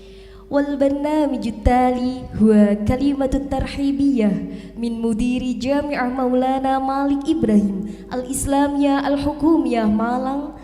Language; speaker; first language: Arabic; non-native, learner; Indonesian